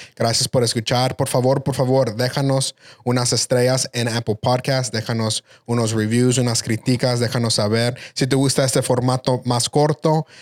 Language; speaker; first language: Spanish; early bilingual, heritage; Spanish